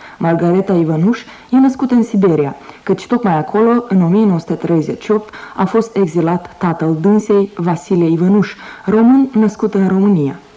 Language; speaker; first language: Romanian; native; Romanian